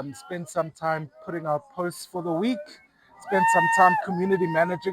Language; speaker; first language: English; non-native, local second language; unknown